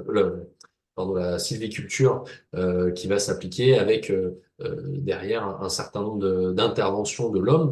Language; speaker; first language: French; native; French